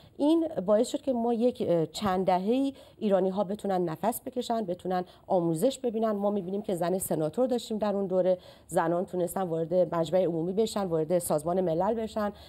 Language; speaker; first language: Persian; native; Persian